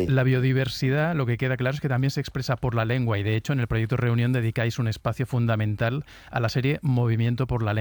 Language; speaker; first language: Spanish; native; Spanish